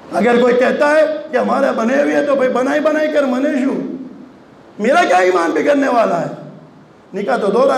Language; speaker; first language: Urdu; non-native, local second language; Gujarati